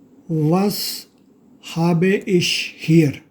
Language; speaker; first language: German; non-native, fluent; Urdu